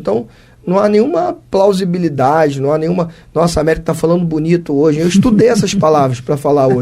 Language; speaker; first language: Portuguese; native; Portuguese